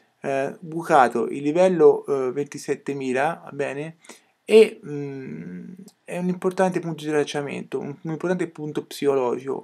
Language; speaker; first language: Italian; native; Italian